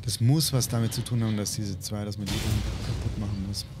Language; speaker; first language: German; native; German